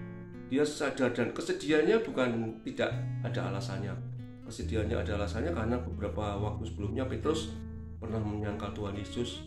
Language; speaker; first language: Indonesian; native; Indonesian